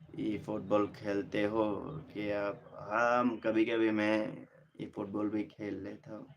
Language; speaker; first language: Hindi; non-native, local second language; Bangla